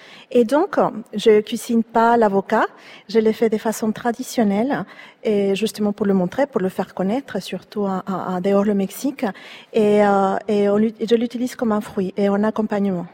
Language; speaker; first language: French; non-native, fluent; Spanish